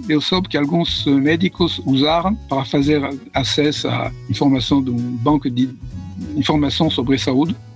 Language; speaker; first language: Portuguese; non-native, fluent; French